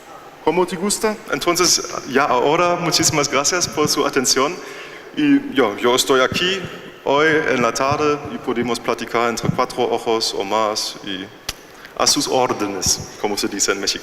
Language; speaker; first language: Spanish; non-native, fluent; German